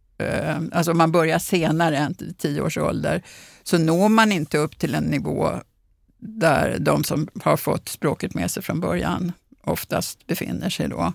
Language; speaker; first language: Swedish; native; Swedish